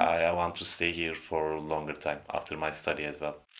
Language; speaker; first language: English; non-native, fluent; Turkish